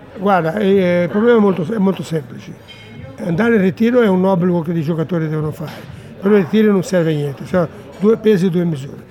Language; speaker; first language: Italian; non-native, fluent; Portuguese